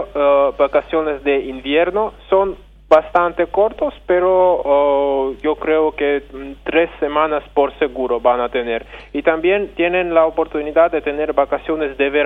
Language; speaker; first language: Spanish; non-native, fluent; Russian